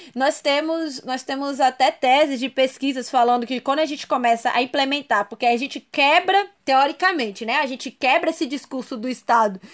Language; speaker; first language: Portuguese; native; Portuguese